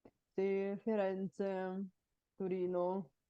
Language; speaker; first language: Italian; non-native, learner; Bulgarian